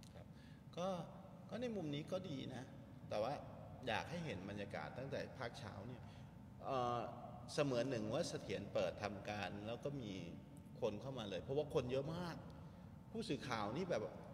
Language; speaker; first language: Thai; native; Thai